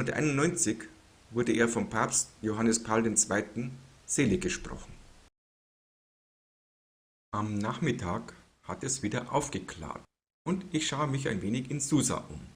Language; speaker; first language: German; native; German